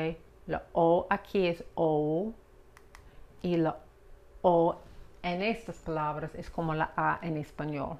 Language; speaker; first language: Spanish; non-native, fluent; English